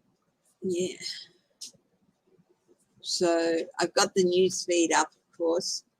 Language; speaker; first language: English; native; English